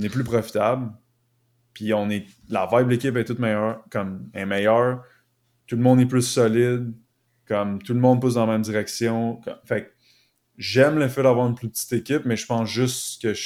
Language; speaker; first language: French; native; French